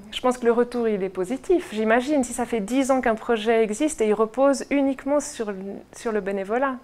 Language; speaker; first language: French; native; French